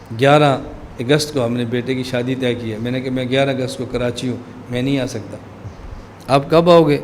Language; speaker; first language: Urdu; non-native, local second language; Punjabi